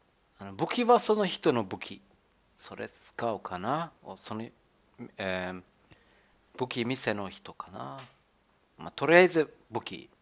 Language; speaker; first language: Japanese; non-native, learner; German